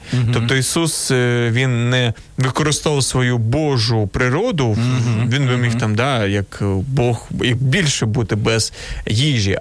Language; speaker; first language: Ukrainian; native; Ukrainian